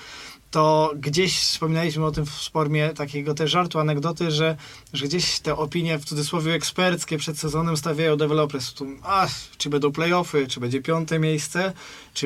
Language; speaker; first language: Polish; native; Polish